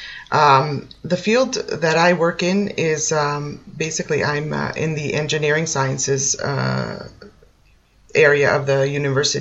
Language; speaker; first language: English; native; English